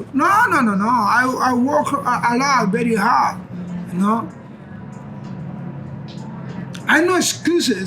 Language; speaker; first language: English; non-native, learner; Spanish